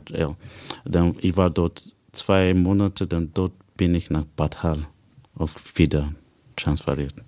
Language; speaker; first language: German; non-native, learner; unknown